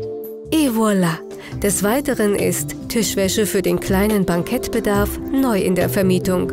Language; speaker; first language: German; native; German